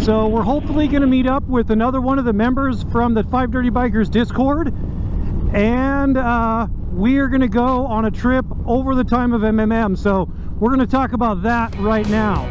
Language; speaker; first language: English; native; English